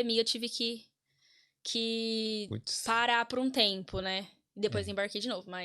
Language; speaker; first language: Portuguese; native; Portuguese